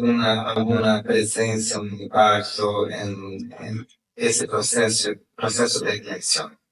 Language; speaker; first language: Spanish; non-native, fluent; Portuguese